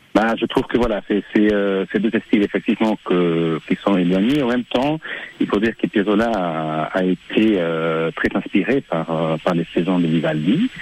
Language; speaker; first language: French; non-native, fluent; Spanish